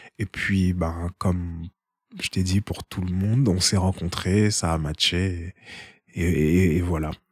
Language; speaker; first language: French; early bilingual, other home language; Haitian Creole